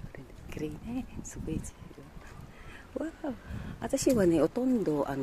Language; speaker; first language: Japanese; non-native, learner; Filipino